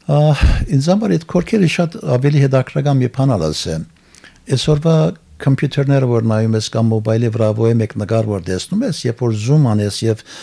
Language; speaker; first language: Armenian; early bilingual, heritage; Armenian